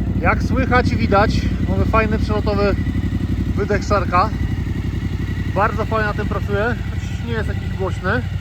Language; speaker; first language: Polish; native; Polish